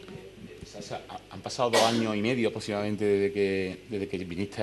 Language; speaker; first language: Spanish; native; Spanish